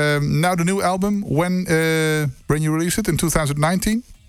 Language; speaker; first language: English; non-native, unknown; Dutch